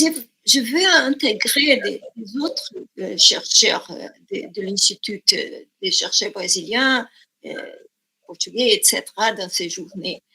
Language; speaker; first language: French; non-native, fluent; Portuguese